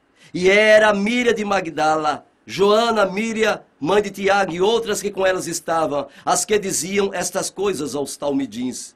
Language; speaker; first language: Portuguese; native; Portuguese